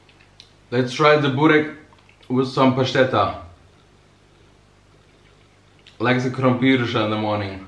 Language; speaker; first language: English; non-native, learner; Bosnian